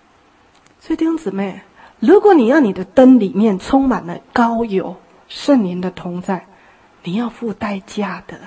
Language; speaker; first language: Chinese; native; Chinese